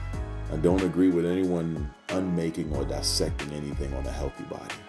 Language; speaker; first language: English; native; English